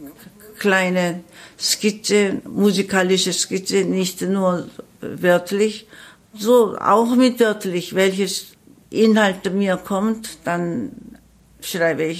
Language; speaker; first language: German; non-native, learner; Korean